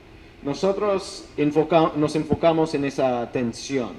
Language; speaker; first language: Spanish; non-native, fluent; English